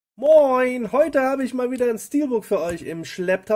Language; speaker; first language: German; native; German